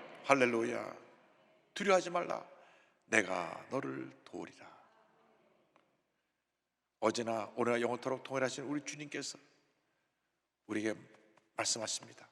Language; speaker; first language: Korean; native; Korean